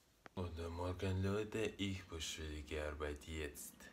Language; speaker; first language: German; non-native, learner; Russian